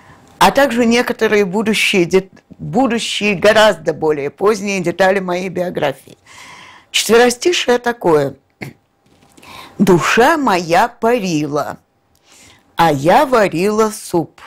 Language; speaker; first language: Russian; native; Russian